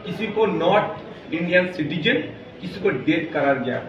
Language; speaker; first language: Hindi; non-native, local second language; Bangla